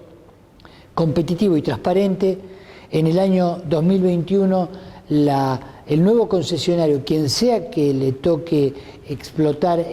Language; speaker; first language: Spanish; native; Spanish